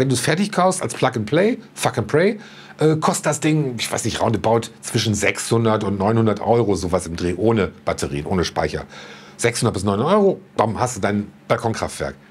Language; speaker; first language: German; native; German